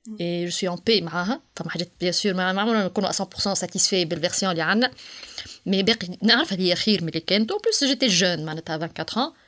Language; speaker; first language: French; non-native, local second language; Arabic